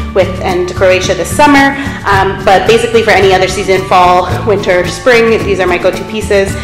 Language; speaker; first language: English; native; English